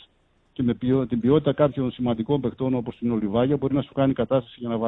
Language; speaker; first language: Greek; native; Greek